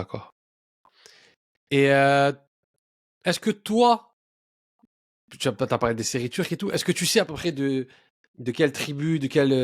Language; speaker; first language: French; native; French